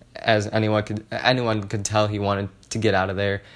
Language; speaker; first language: English; native; English